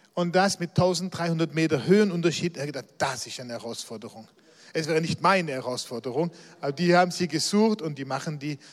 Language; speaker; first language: German; non-native, local second language; Swiss German